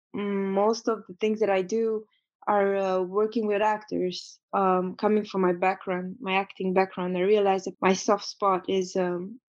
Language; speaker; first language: English; non-native, fluent; Romanian